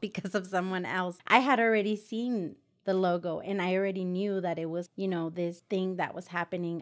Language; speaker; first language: English; early bilingual, other home language; Spanish